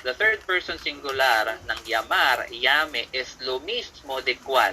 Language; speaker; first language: Spanish; non-native, fluent; Filipino